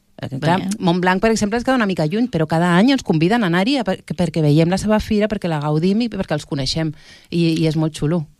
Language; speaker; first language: Catalan; native; Catalan